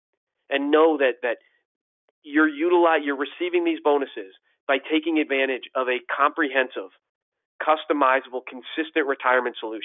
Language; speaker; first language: English; native; English